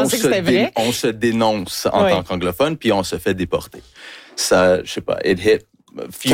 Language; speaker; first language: French; early bilingual, other home language; English